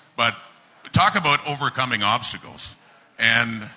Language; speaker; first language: English; native; English